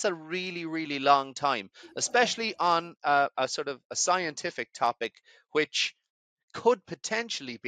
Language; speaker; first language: English; native; English